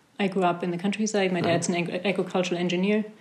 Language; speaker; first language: English; non-native, fluent; German